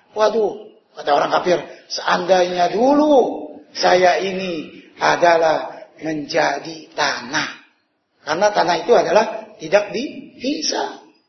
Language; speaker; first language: Indonesian; native; Indonesian